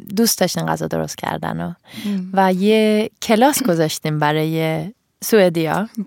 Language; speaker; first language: Persian; early bilingual, heritage; Persian